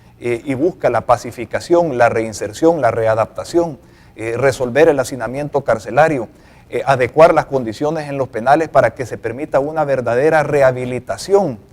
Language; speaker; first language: Spanish; native; Spanish